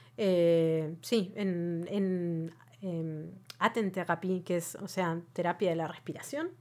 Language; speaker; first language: Spanish; native; Spanish